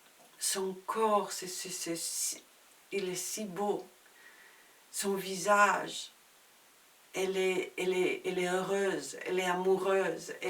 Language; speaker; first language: French; non-native, fluent; Spanish